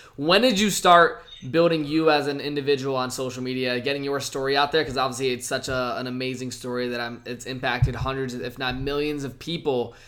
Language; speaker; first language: English; native; English